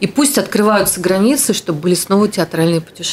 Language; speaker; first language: Russian; native; Russian